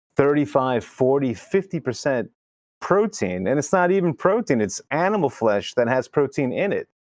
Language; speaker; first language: English; early bilingual, other home language; Spanish